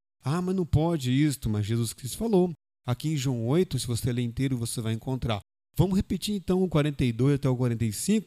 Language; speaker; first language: Portuguese; native; Portuguese